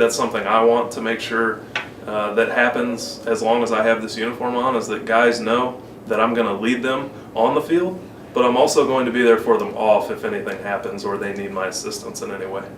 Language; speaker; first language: English; native; English